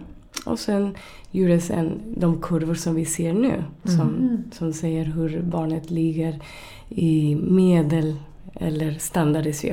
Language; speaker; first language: Swedish; non-native, fluent; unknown